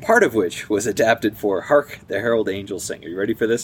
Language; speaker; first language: English; native; English